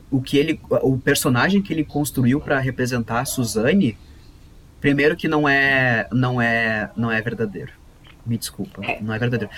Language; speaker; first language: Portuguese; native; Portuguese